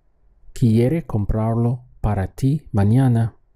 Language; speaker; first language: Spanish; non-native, fluent; English